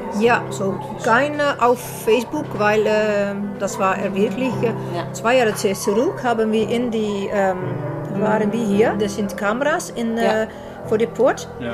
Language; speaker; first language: German; non-native, learner; Dutch